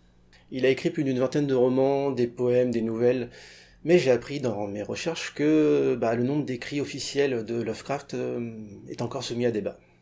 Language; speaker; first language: French; native; French